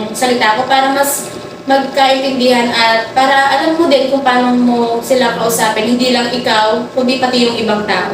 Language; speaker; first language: Filipino; non-native, local second language; Pampanga